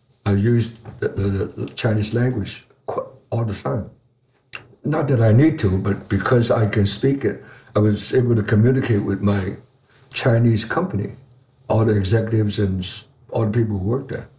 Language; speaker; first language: English; non-native, fluent; Chinese